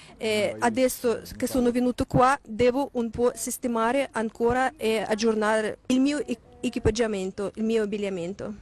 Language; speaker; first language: Italian; non-native, fluent; Russian